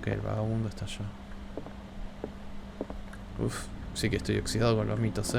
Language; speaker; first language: Spanish; native; Spanish